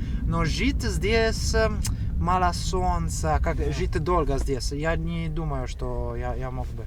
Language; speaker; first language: Russian; non-native, fluent; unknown